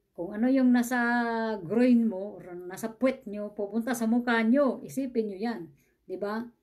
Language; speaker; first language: Filipino; non-native, local second language; Cebuano